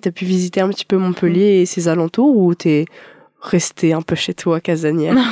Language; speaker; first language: French; native; French